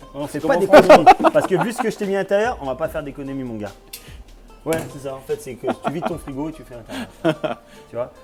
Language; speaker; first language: French; native; French